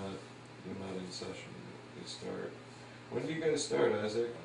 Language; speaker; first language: English; native; English